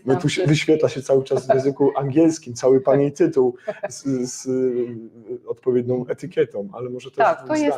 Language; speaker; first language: Polish; native; Polish